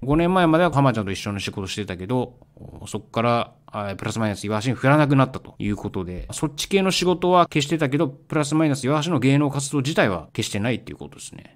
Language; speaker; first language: Japanese; native; Japanese